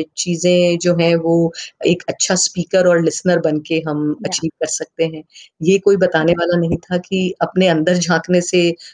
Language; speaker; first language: Hindi; native; Hindi